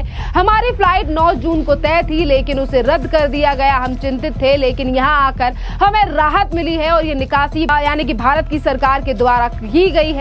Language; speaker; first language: Hindi; native; Hindi